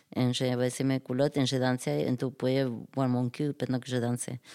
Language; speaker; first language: French; non-native, fluent; Spanish